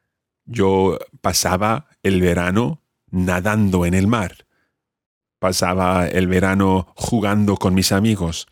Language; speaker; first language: Spanish; non-native, fluent; English